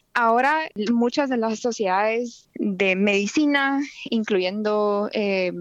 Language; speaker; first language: Spanish; native; Spanish